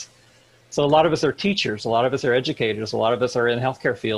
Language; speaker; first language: English; native; English